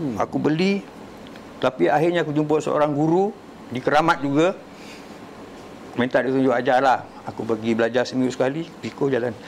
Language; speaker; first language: Malay; native; Malay